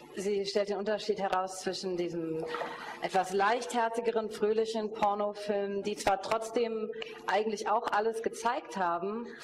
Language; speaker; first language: German; native; German